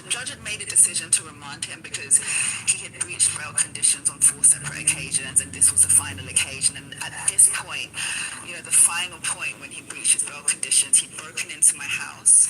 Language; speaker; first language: English; native; English